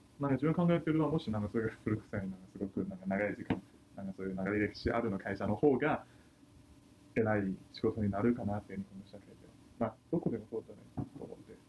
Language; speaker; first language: Japanese; non-native, fluent; Chinese